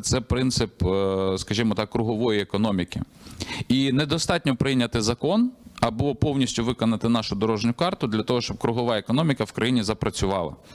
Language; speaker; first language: Ukrainian; native; Ukrainian